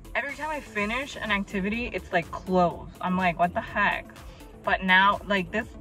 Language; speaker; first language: English; native; English